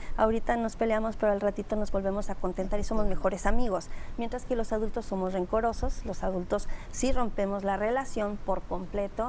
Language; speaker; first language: Spanish; native; Spanish